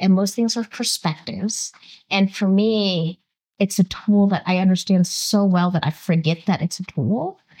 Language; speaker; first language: English; early bilingual, other home language; Vietnamese